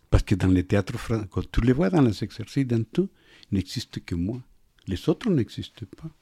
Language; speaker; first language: French; non-native, fluent; Spanish